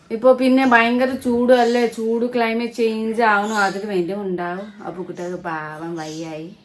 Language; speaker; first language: Malayalam; native; Malayalam